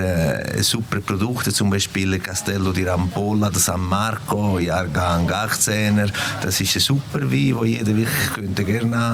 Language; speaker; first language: German; non-native, fluent; Italian